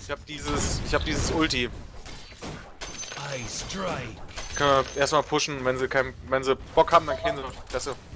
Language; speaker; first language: German; native; German